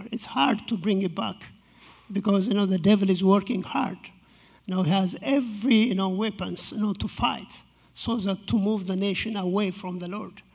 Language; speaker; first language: English; non-native, fluent; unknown